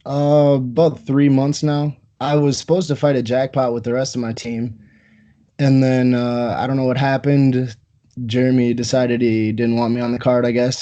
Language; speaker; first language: English; native; English